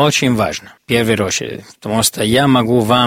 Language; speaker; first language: Russian; non-native, learner; Italian